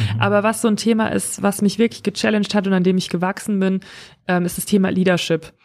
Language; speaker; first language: German; native; German